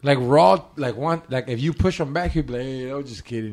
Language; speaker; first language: English; native; English